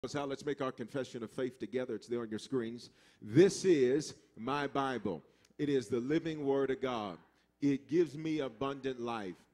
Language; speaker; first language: English; native; English